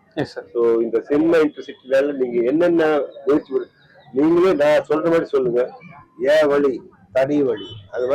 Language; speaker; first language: Tamil; non-native, local second language; Punjabi